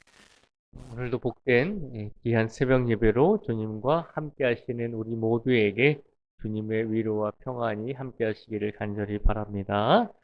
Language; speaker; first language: Korean; native; Korean